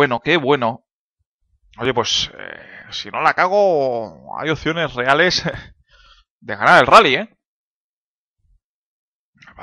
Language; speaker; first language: Spanish; native; Spanish